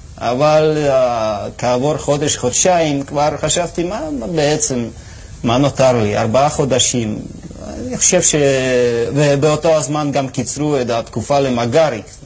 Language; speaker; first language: Hebrew; non-native, fluent; Russian